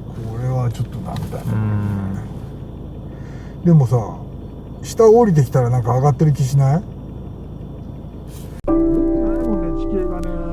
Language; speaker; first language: Japanese; native; Japanese